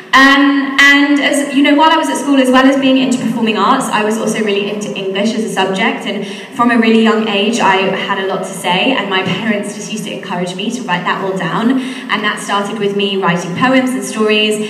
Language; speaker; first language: English; native; English